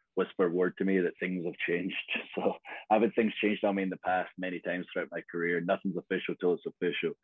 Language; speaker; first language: English; native; English